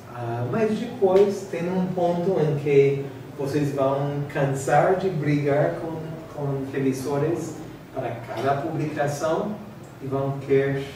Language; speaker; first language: Portuguese; non-native, fluent; English